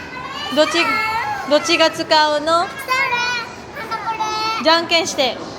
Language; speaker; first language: Japanese; non-native, fluent; Filipino